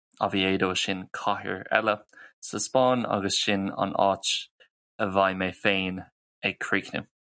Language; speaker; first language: Irish; non-native, local second language; English